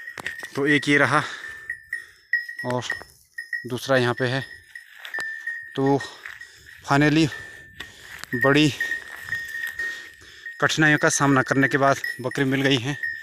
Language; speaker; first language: Hindi; native; Hindi